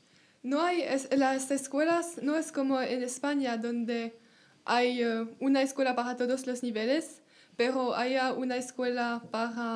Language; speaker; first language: Spanish; non-native, learner; French